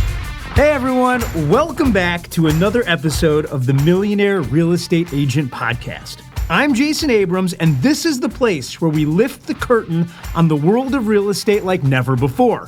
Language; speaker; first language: English; native; English